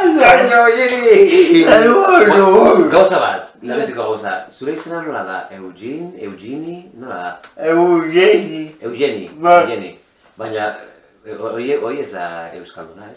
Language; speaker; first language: Basque; non-native, local second language; Spanish